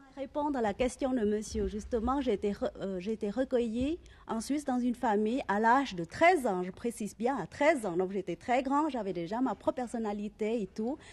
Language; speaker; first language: French; non-native, fluent; Vietnamese